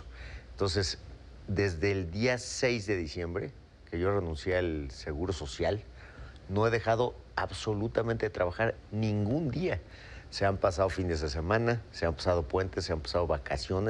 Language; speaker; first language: Spanish; native; Spanish